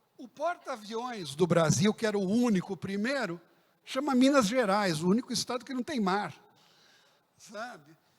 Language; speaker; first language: Portuguese; early bilingual, other home language; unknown